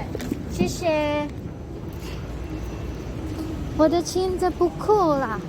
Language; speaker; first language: Chinese; non-native, learner; Filipino